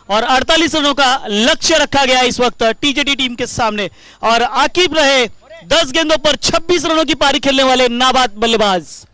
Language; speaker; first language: Hindi; non-native, local second language; Marathi